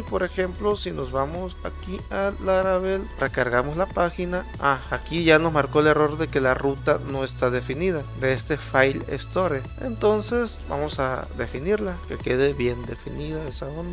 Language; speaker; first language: Spanish; native; Spanish